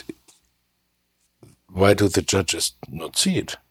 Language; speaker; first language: English; non-native, fluent; German